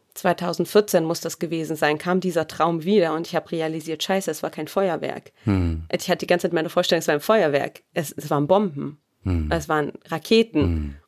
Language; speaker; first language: German; early bilingual, other home language; Arabic